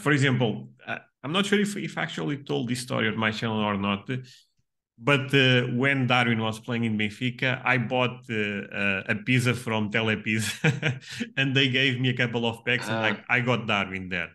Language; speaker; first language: English; non-native, fluent; Portuguese